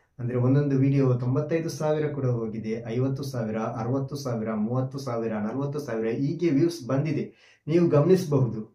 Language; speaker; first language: Kannada; non-native, local second language; Malayalam